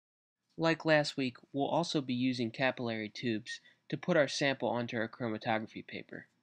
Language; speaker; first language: English; native; English